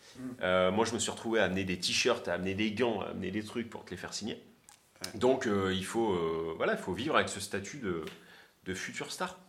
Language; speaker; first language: French; native; French